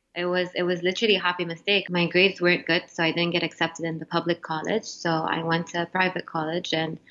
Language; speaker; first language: English; non-native, fluent; Arabic